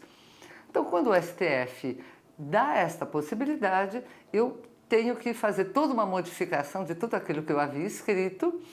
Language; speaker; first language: Portuguese; native; Portuguese